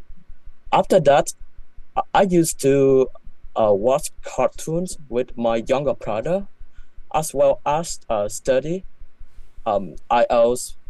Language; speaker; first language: English; non-native, fluent; Vietnamese